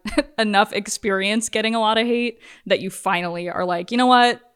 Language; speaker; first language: English; native; English